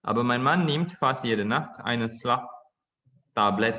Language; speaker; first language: German; non-native, fluent; Indonesian